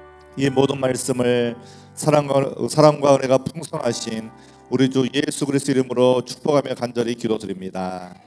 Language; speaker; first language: Korean; native; Korean